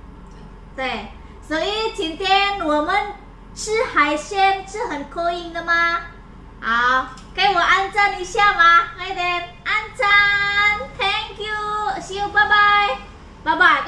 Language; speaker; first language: Chinese; non-native, fluent; Indonesian